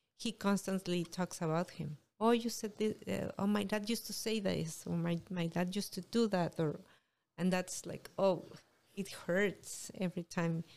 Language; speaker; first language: English; non-native, fluent; Spanish